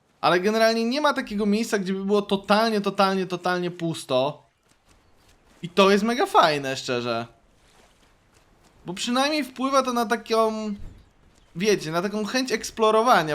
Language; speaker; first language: Polish; native; Polish